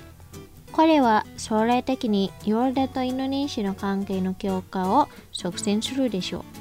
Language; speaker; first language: Japanese; non-native, fluent; Indonesian